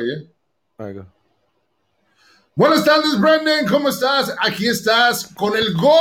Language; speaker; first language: English; native; English